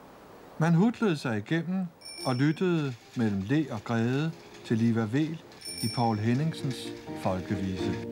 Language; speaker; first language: Danish; native; Danish